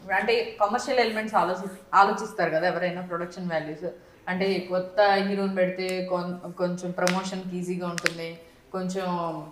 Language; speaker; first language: Telugu; native; Telugu